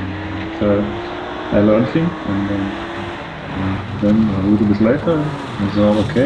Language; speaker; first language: English; non-native, learner; Latvian